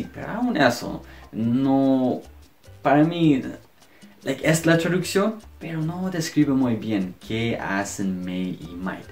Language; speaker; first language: Spanish; non-native, fluent; English